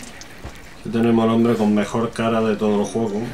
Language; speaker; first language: Spanish; native; Spanish